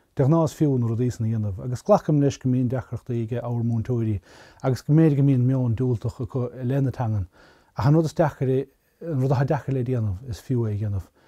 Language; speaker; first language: Irish; native; Irish